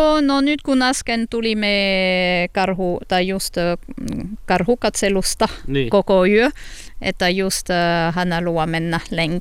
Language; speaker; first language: Finnish; non-native, learner; French